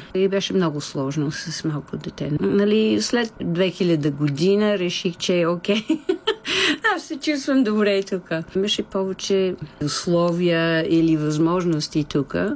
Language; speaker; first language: Bulgarian; non-native, fluent; English